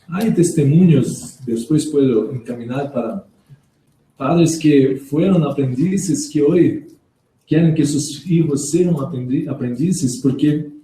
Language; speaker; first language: Spanish; non-native, learner; Portuguese